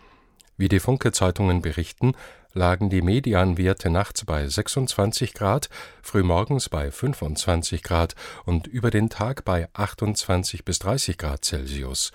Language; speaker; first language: German; native; German